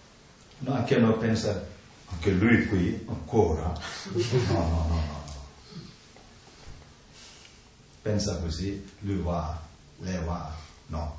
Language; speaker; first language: Italian; non-native, learner; Tibetan